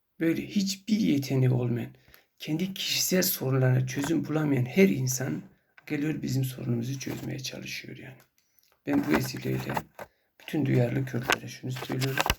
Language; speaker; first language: Turkish; non-native, local second language; Kurdish